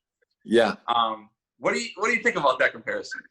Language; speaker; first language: English; native; English